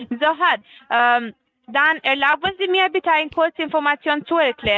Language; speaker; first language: German; non-native, fluent; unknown